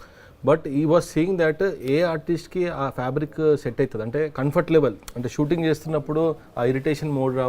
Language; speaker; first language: Telugu; native; Telugu